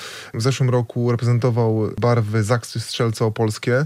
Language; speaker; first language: Polish; native; Polish